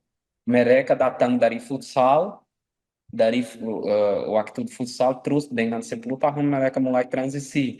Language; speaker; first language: Indonesian; non-native, fluent; Portuguese